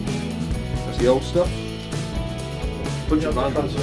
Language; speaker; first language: English; native; English